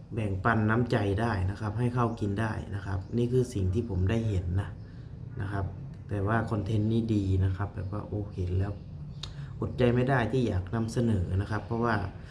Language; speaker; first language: Thai; native; Thai